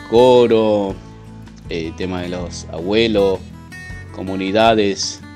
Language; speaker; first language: Spanish; non-native, local second language; Guarani